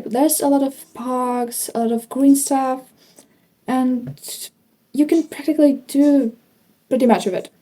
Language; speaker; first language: English; non-native, fluent; Ukrainian